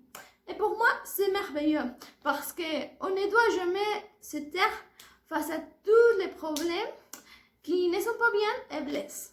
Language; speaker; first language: French; non-native, learner; Spanish